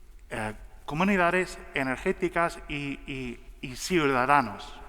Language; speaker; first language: Spanish; non-native, learner; English